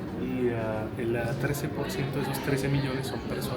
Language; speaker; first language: Spanish; native; Spanish